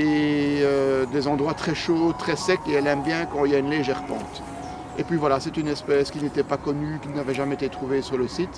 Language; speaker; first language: French; native; French